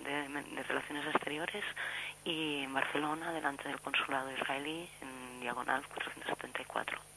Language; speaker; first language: Spanish; native; Spanish